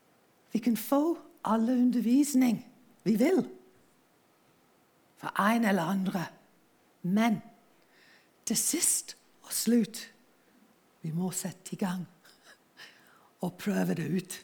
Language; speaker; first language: Norwegian; non-native, fluent; English